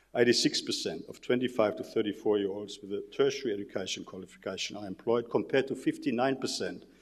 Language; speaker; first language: English; non-native, fluent; German